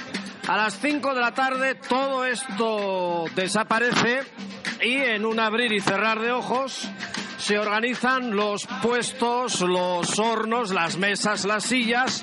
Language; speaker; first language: Spanish; native; Spanish